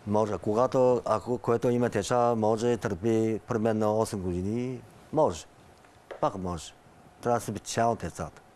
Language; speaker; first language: Bulgarian; non-native, learner; Chinese